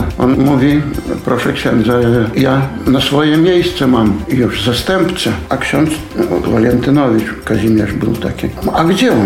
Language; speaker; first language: Polish; non-native, local second language; Belarusian